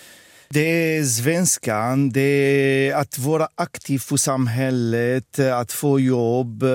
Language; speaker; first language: Swedish; non-native, fluent; Arabic